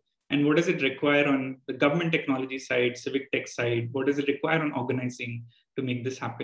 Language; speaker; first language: English; non-native, local second language; Telugu